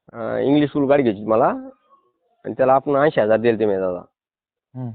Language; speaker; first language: Marathi; native; Marathi